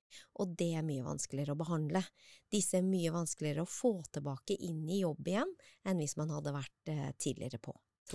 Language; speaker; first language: Norwegian; native; Norwegian